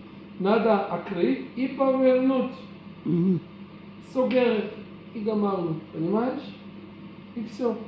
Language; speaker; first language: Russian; early bilingual, heritage; Russian